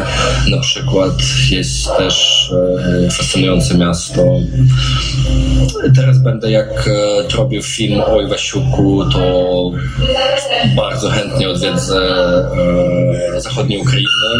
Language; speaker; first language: Polish; non-native, fluent; Russian